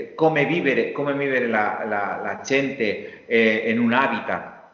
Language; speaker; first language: Italian; non-native, learner; Spanish